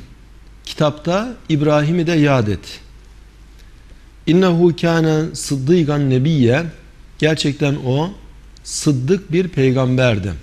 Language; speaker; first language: Turkish; native; Turkish